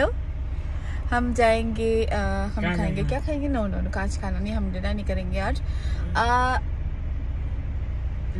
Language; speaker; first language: Hindi; native; Hindi